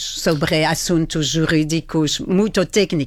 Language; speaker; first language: Portuguese; non-native, fluent; French